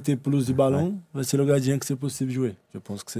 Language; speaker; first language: French; non-native, learner; Portuguese